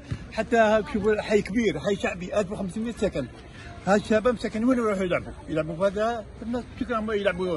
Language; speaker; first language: Arabic; native; Arabic